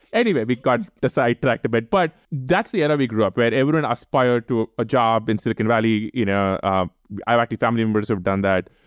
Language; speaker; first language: English; non-native, local second language; Tamil